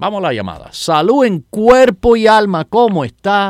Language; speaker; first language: Spanish; native; Spanish